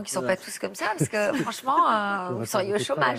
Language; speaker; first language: French; native; French